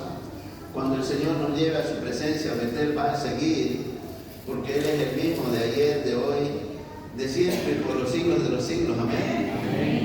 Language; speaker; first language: Spanish; native; Spanish